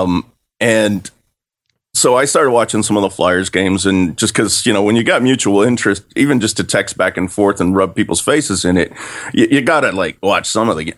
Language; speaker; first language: English; native; English